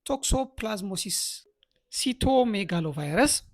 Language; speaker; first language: English; non-native, local second language; Amharic